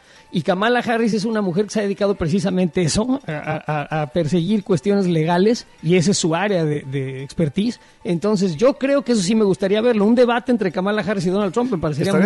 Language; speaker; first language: Spanish; native; Spanish